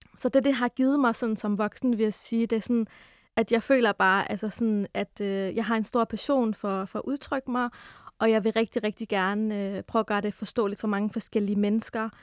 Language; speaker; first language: Danish; early bilingual, other home language; Arabic